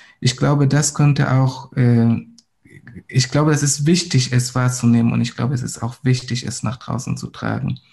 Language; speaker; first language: German; non-native, fluent; Swahili